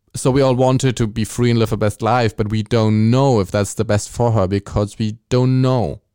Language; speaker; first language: English; non-native, fluent; German